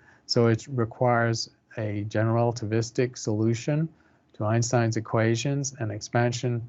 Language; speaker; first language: English; native; English